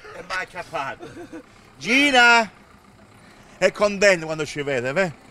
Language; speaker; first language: Italian; native; Italian